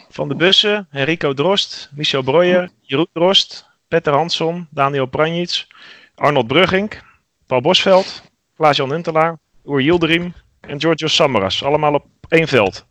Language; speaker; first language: Dutch; native; Dutch